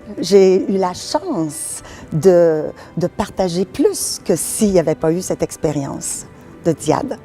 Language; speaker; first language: French; native; French